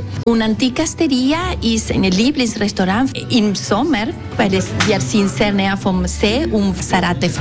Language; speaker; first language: German; non-native, local second language; Italian